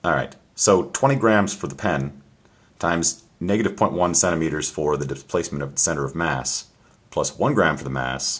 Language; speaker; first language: English; native; English